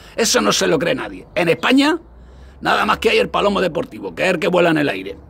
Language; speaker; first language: Spanish; native; Spanish